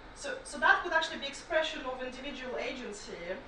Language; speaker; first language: English; non-native, fluent; Russian